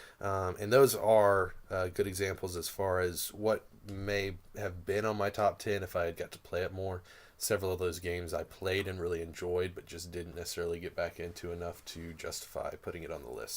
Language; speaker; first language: English; native; English